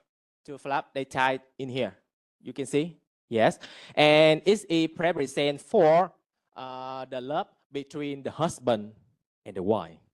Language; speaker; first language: English; non-native, fluent; Vietnamese